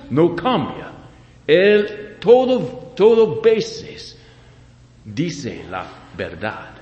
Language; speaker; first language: Spanish; non-native, learner; English